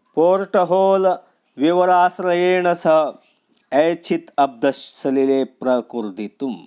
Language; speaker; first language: Hindi; non-native, local second language; Marathi